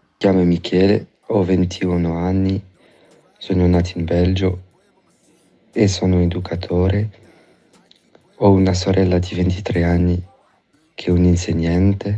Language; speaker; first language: Italian; early bilingual, heritage; Italian